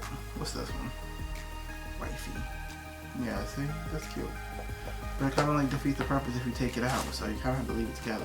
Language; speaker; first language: English; native; English